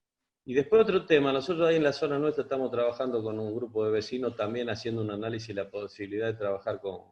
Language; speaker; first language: Spanish; native; Spanish